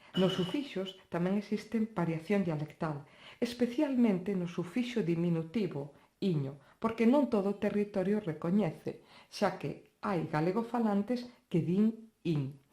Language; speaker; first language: Galician; non-native, local second language; Spanish